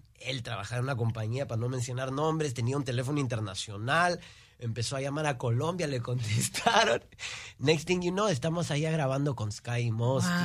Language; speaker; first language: Spanish; early bilingual, heritage; Spanish